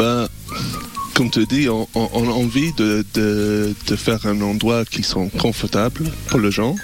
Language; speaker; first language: French; non-native, learner; English